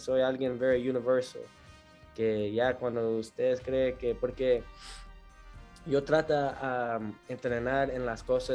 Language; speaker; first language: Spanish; early bilingual, heritage; Spanish